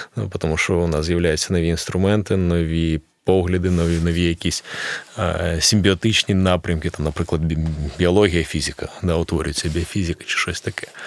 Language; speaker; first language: Ukrainian; non-native, local second language; Russian